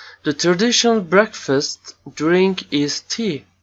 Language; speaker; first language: English; non-native, fluent; Turkish